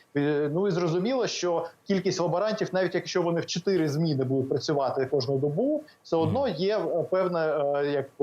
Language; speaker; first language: Ukrainian; native; Ukrainian